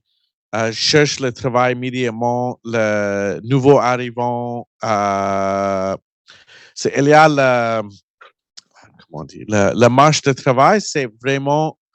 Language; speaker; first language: French; non-native, learner; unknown